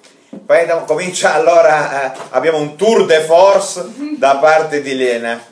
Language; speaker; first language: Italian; non-native, fluent; Russian